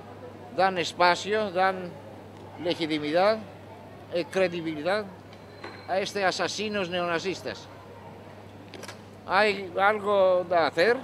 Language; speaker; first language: Spanish; non-native, fluent; Greek